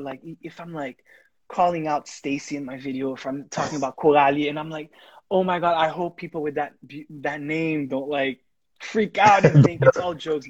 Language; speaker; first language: English; non-native, fluent; Haitian Creole